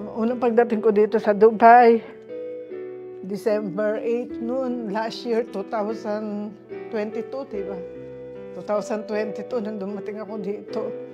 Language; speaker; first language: Filipino; native; Filipino